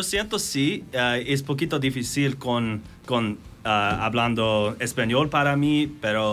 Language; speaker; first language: Spanish; non-native, learner; English